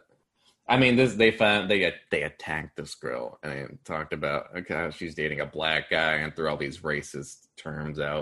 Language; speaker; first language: English; native; English